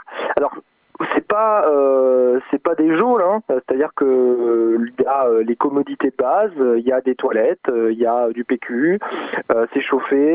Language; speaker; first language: French; native; French